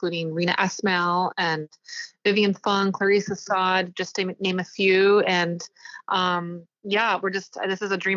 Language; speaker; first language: English; native; English